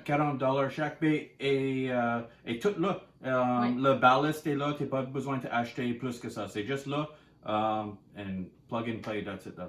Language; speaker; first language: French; non-native, learner; English